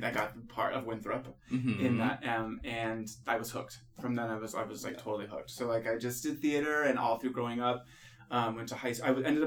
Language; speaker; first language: English; native; English